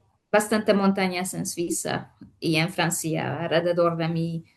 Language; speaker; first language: Spanish; non-native, fluent; Hungarian